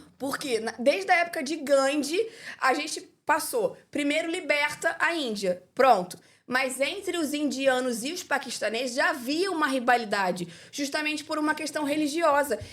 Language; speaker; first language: Portuguese; native; Portuguese